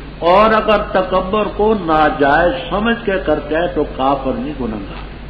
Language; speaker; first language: Urdu; non-native, local second language; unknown